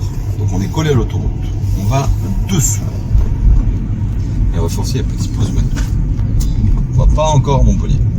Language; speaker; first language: French; native; French